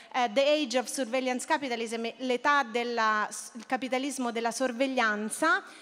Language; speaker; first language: Italian; native; Italian